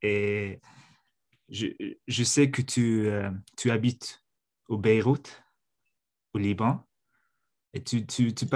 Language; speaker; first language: French; non-native, fluent; Mongolian